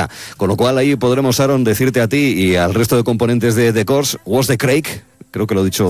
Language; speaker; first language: Spanish; native; Spanish